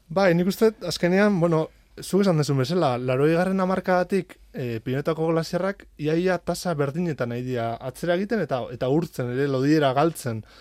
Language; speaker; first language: Basque; native; Basque